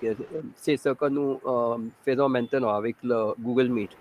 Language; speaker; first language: French; non-native, fluent; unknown